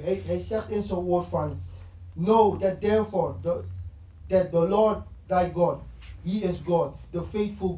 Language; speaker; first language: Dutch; non-native, fluent; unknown